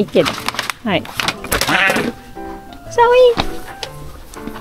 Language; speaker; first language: Japanese; non-native, fluent; Filipino